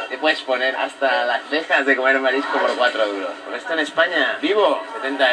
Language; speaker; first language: Spanish; native; Spanish